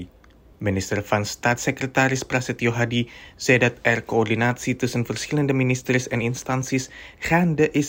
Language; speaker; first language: Dutch; non-native, fluent; Indonesian